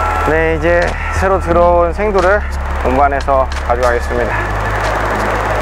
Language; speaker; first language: Korean; early bilingual, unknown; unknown